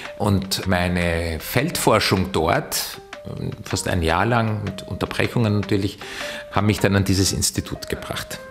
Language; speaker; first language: German; early bilingual, other home language; Turkish